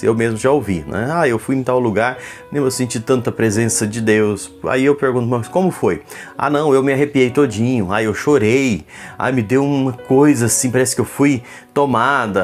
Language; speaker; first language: Portuguese; native; Portuguese